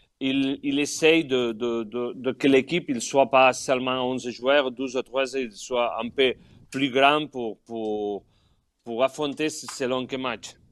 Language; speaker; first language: French; non-native, fluent; Catalan